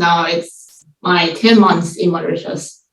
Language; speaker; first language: English; non-native, fluent; Chinese